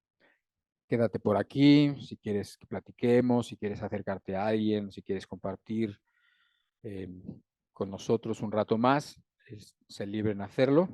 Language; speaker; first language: Spanish; native; Spanish